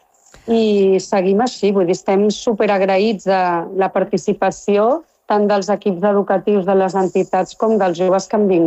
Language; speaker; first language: Catalan; non-native, local second language; Spanish